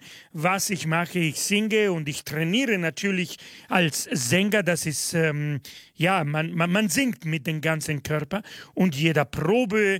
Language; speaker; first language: German; non-native, fluent; Spanish